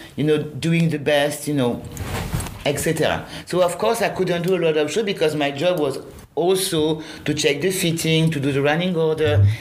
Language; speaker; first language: English; non-native, fluent; French